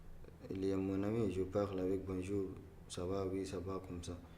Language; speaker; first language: French; non-native, learner; Arabic